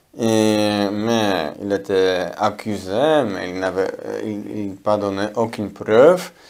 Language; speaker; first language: French; non-native, learner; Polish